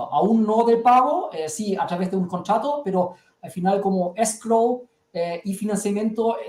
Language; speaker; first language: Spanish; early bilingual, heritage; German